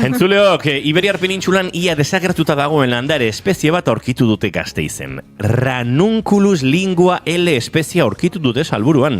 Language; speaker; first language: Basque; native; Basque